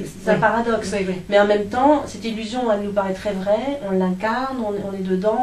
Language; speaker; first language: French; native; French